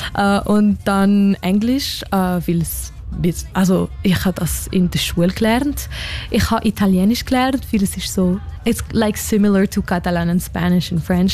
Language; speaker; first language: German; non-native, local second language; French